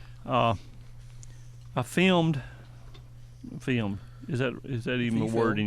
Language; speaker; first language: English; native; English